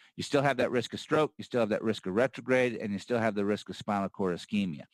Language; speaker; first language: English; native; English